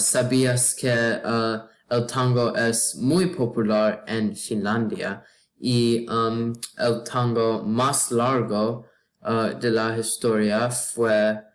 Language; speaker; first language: Spanish; non-native, learner; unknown